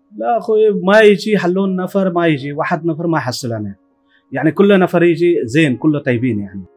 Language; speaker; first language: Arabic; non-native, learner; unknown